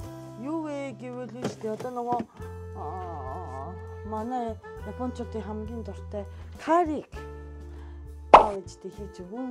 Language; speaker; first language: Mongolian; non-native, fluent; Japanese